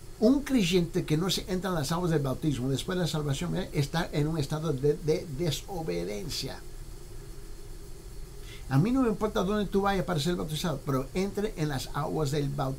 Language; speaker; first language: Spanish; early bilingual, heritage; Spanish